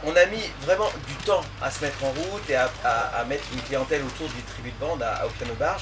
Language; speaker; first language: French; native; French